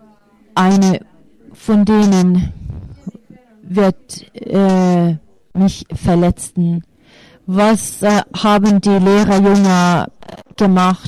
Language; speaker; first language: German; non-native, fluent; Finnish